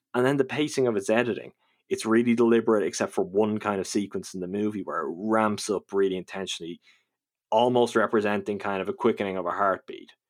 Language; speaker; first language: English; native; English